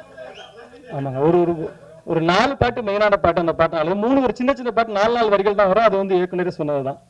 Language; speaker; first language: Tamil; native; Tamil